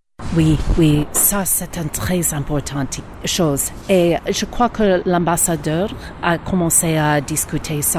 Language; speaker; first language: French; non-native, learner; English